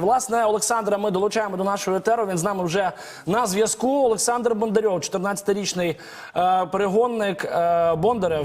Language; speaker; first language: Ukrainian; native; Ukrainian